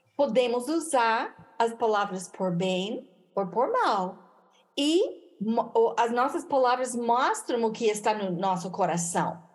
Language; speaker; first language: Portuguese; non-native, fluent; English